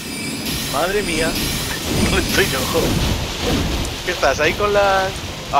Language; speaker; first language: Spanish; native; Spanish